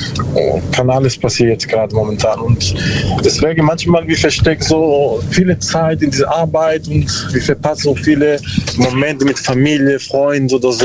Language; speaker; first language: German; non-native, learner; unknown